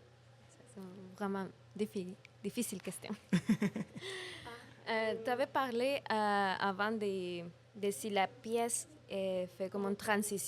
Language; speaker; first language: French; non-native, learner; Spanish